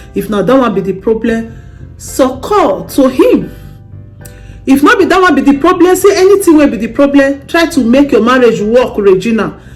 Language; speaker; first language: Nigerian Pidgin; native; Nigerian Pidgin